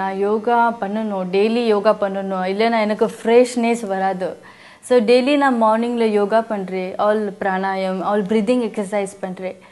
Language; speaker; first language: Tamil; non-native, learner; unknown